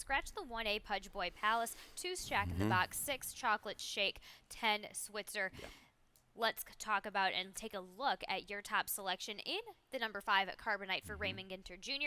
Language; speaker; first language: English; native; English